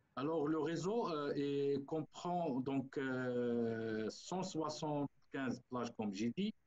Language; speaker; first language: French; non-native, local second language; Arabic